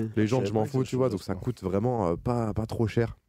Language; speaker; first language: French; native; French